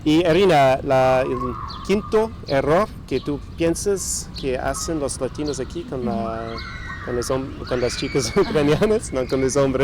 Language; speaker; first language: Spanish; non-native, fluent; English